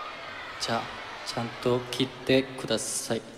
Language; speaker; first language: Japanese; non-native, fluent; Korean